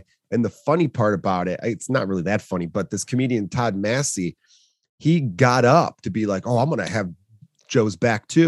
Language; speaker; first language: English; native; English